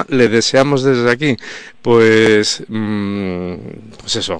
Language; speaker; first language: Spanish; native; Spanish